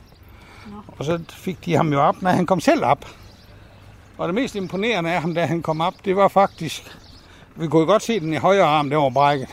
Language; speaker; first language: Danish; native; Danish